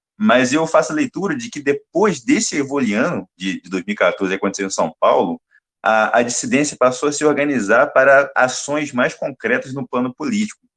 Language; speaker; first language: Portuguese; native; Portuguese